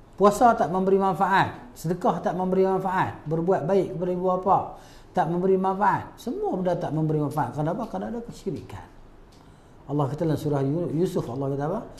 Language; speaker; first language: Malay; native; Malay